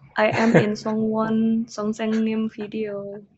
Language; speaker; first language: English; non-native, learner; Indonesian